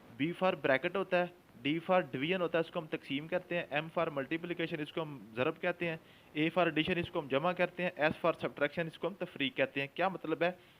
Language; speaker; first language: Urdu; non-native, local second language; Punjabi